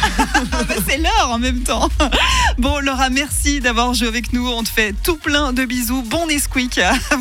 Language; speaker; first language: French; native; French